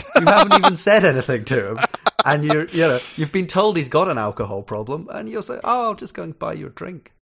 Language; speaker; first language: English; native; English